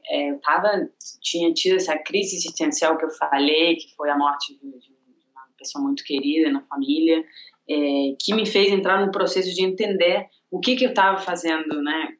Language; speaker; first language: Portuguese; non-native, fluent; Spanish